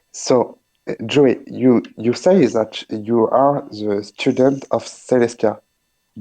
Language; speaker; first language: English; non-native, learner; French